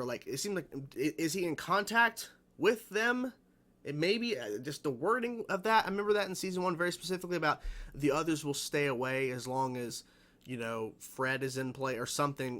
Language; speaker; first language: English; native; English